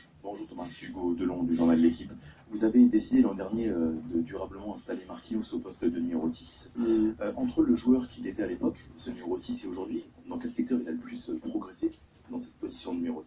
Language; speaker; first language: French; native; French